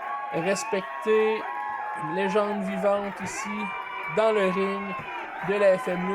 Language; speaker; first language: French; native; French